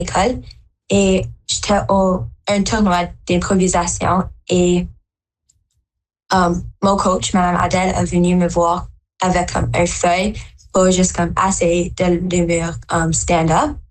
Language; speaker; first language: French; non-native, local second language; English